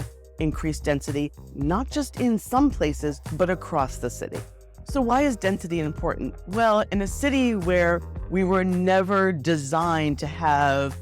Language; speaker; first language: English; native; English